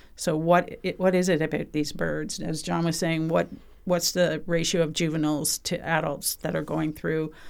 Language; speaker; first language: English; native; English